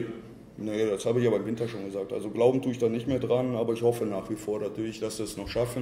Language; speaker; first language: German; native; German